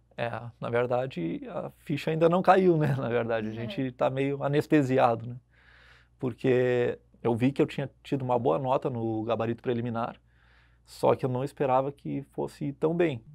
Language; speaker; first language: Portuguese; native; Portuguese